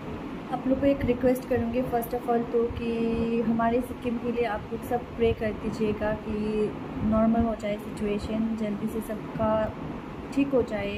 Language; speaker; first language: Hindi; non-native, local second language; Nepali